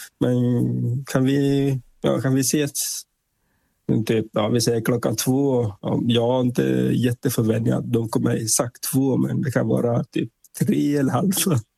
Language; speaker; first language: Swedish; non-native, fluent; Vietnamese